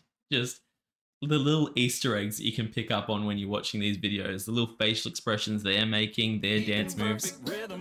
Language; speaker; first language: English; native; English